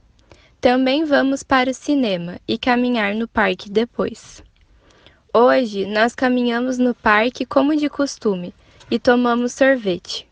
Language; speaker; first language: Portuguese; non-native, learner; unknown